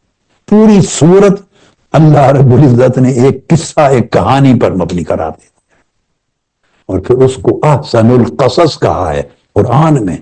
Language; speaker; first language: Urdu; native; Urdu